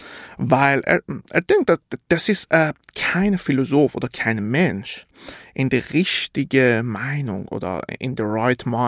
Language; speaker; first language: German; non-native, fluent; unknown